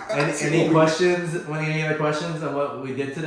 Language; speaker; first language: English; native; English